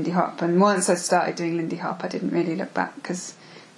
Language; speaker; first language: English; native; English